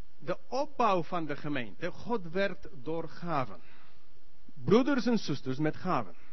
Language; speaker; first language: Dutch; non-native, learner; English